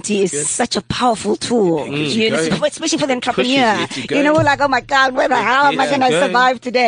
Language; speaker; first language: English; non-native, local second language; Xhosa